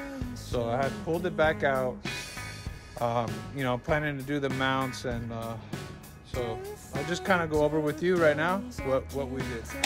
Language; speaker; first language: English; native; English